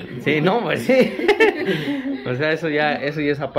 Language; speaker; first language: Spanish; native; Spanish